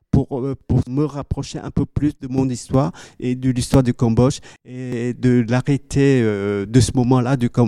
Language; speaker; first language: French; early bilingual, other home language; Khmer